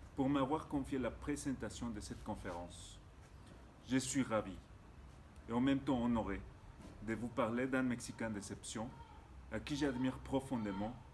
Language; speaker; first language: French; non-native, fluent; Spanish